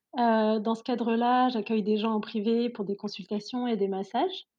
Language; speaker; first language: French; native; French